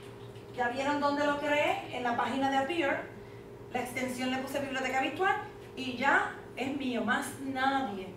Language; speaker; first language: Spanish; native; Spanish